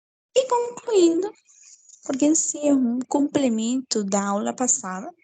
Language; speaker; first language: Portuguese; non-native, fluent; Spanish